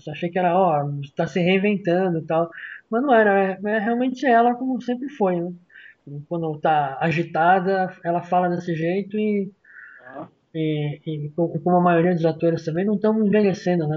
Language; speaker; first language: Portuguese; native; Portuguese